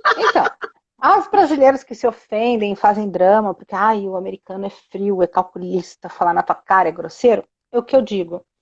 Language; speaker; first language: Portuguese; native; Portuguese